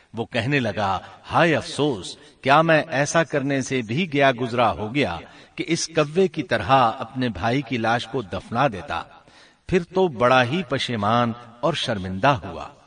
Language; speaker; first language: Urdu; native; Urdu